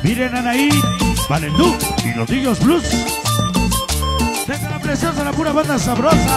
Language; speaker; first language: Spanish; native; Spanish